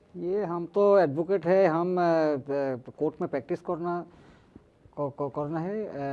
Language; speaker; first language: Hindi; non-native, learner; Bangla